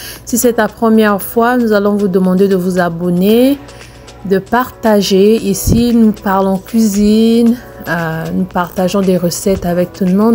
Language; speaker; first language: French; non-native, local second language; Lingala